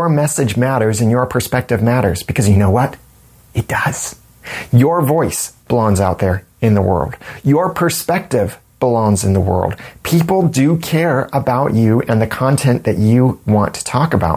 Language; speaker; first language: English; native; English